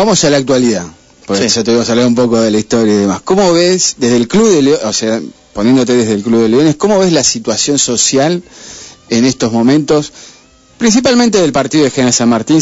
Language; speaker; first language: Spanish; native; Spanish